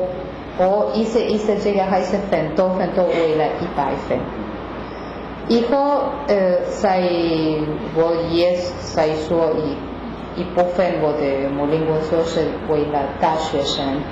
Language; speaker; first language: Chinese; non-native, learner; Spanish